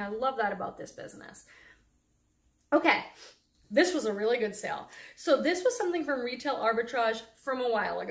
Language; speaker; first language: English; native; English